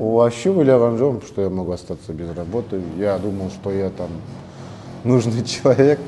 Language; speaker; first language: Russian; non-native, local second language; Kazakh